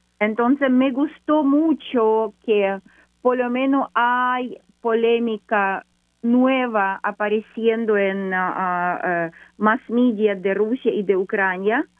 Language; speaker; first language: Spanish; non-native, fluent; Ukrainian